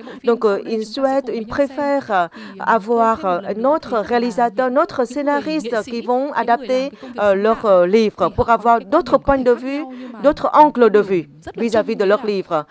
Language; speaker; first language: French; non-native, fluent; Vietnamese